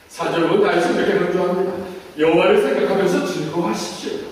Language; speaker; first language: Korean; native; Korean